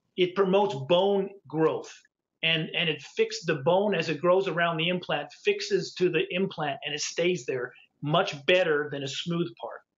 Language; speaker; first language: English; native; English